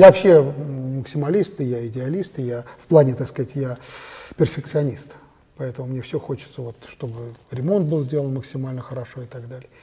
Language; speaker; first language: Russian; native; Russian